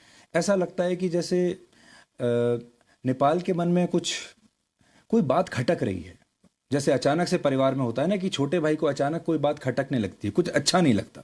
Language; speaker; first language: Hindi; native; Hindi